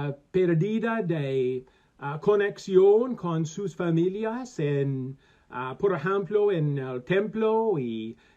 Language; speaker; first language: Spanish; non-native, learner; English